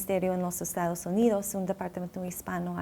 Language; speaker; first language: Spanish; non-native, fluent; English